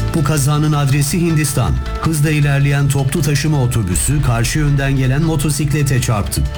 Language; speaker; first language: Turkish; native; Turkish